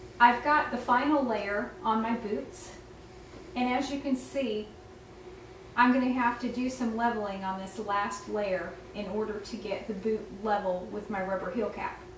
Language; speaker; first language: English; native; English